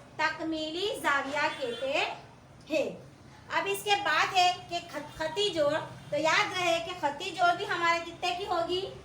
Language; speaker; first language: Urdu; native; Urdu